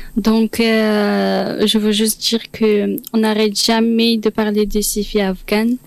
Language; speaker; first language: French; non-native, fluent; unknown